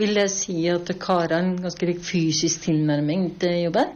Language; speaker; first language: Norwegian; native; Norwegian